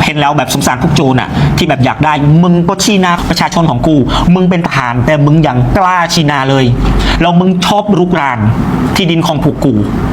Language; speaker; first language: Thai; non-native, fluent; Khmer